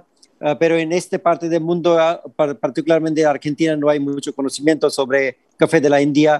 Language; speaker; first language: Spanish; non-native, fluent; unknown